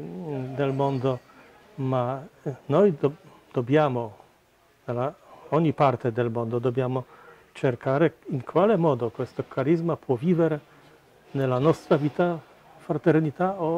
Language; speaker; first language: Italian; non-native, fluent; Polish